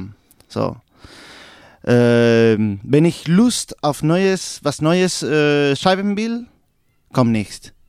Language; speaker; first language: German; non-native, learner; Spanish